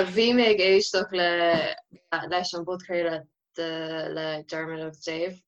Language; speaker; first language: Irish; native; Irish